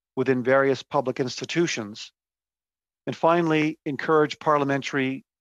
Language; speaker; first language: English; native; English